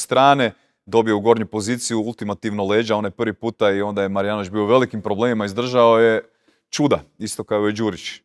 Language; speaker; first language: Croatian; native; Croatian